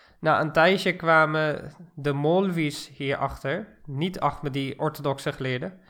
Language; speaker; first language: Dutch; non-native, fluent; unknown